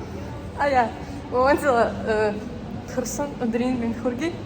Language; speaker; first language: Chinese; non-native, fluent; Russian